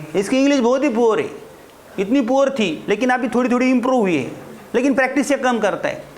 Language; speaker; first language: Hindi; non-native, local second language; Marathi